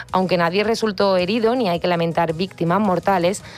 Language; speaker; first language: Spanish; native; Spanish